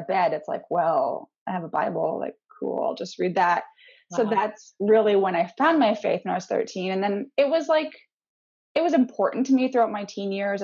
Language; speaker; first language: English; native; English